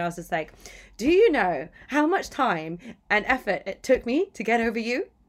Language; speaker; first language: English; native; English